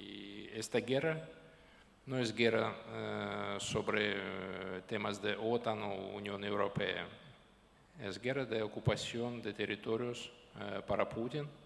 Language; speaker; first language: Spanish; non-native, learner; Ukrainian